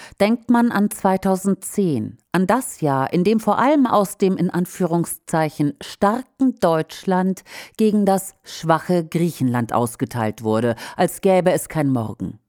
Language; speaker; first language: German; native; German